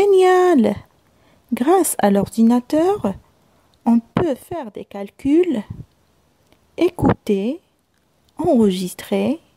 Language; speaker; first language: French; non-native, local second language; Arabic